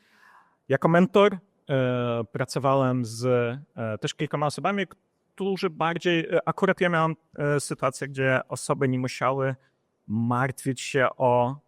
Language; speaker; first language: Polish; non-native, fluent; Ukrainian